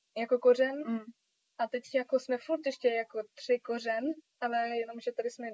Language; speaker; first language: Czech; early bilingual, heritage; Czech